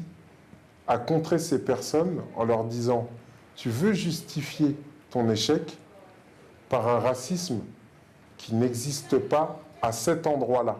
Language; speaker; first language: French; native; French